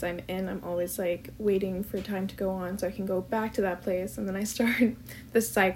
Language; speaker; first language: English; non-native, local second language; Urdu